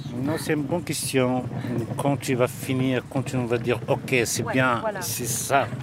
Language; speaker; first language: French; non-native, local second language; Arabic